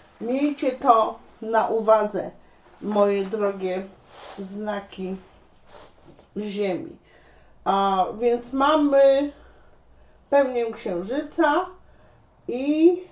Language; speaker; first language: Polish; native; Polish